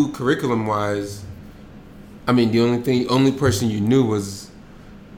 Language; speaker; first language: English; native; English